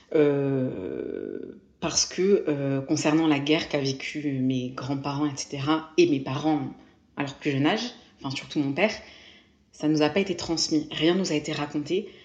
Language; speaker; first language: French; native; French